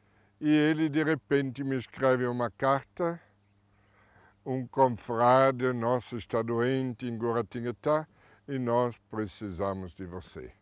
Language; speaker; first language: Portuguese; non-native, fluent; German